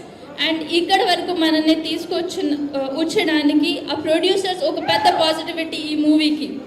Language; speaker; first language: Telugu; non-native, learner; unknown